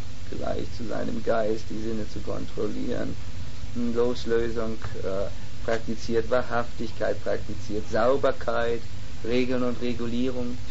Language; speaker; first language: German; native; German